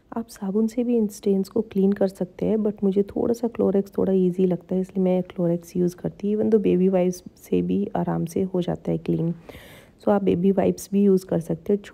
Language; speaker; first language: Hindi; native; Hindi